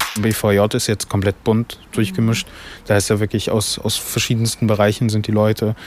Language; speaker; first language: German; native; German